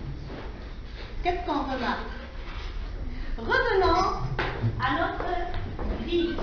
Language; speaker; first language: French; non-native, local second language; Arabic